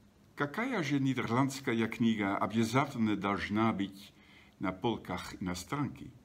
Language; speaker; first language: Russian; non-native, fluent; Dutch